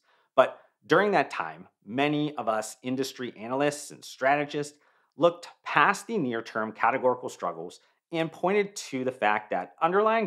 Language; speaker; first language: English; native; English